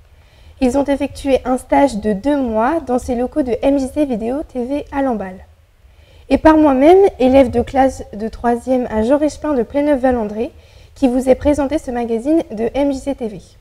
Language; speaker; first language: French; native; French